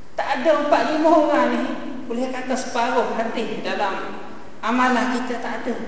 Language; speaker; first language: Malay; early bilingual, heritage; Arabic